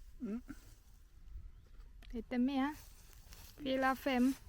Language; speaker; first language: Swedish; early bilingual, other home language; Thai